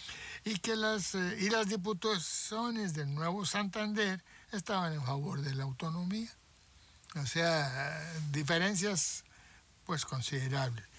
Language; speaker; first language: Spanish; native; Spanish